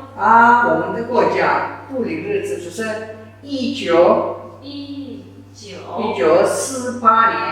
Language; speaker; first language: Chinese; non-native, fluent; Sinhala